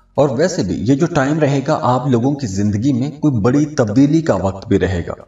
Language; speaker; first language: Urdu; native; Urdu